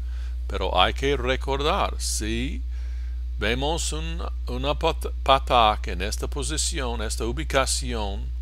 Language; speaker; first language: Spanish; non-native, fluent; English